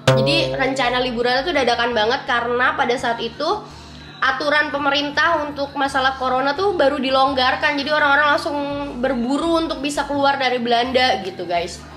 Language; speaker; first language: Indonesian; native; Indonesian